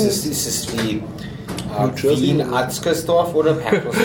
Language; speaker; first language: German; non-native, fluent; English